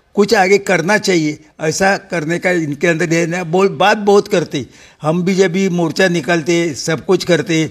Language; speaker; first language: Hindi; non-native, local second language; Marathi